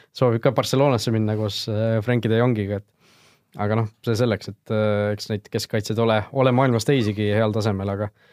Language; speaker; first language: Estonian; native; Estonian